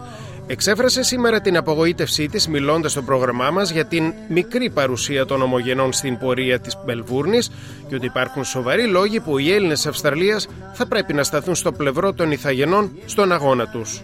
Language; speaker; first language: Greek; native; Greek